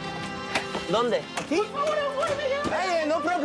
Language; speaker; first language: Spanish; non-native, learner; English